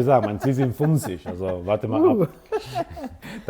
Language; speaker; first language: German; non-native, fluent; Italian